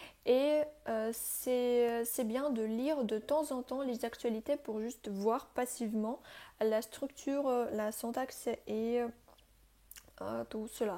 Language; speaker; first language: French; non-native, fluent; Russian